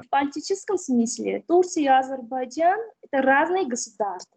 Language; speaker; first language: Russian; non-native, fluent; Armenian